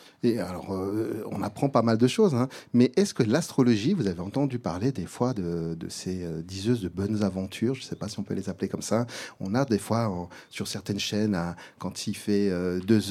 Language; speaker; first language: French; native; French